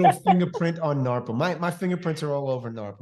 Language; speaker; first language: English; native; English